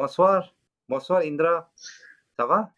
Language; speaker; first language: French; non-native, fluent; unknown